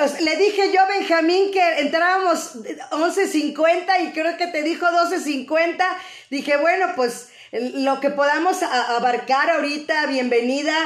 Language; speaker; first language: Spanish; native; Spanish